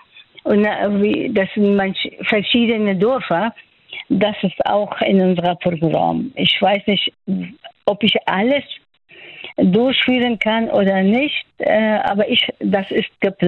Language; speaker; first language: German; non-native, fluent; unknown